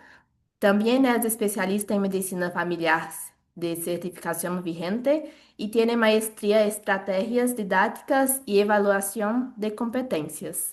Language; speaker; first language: Spanish; non-native, learner; Portuguese